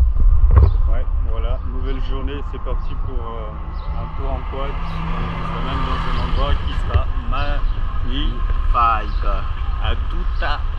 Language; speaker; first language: French; native; French